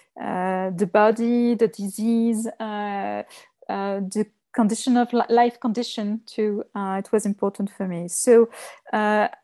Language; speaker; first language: English; non-native, learner; French